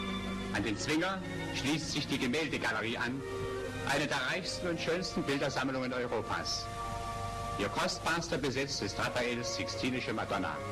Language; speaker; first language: German; native; German